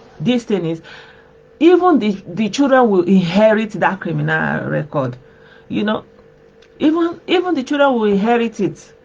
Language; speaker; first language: Nigerian Pidgin; non-native, local second language; Igbo